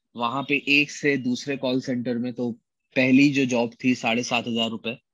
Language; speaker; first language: Hindi; native; Hindi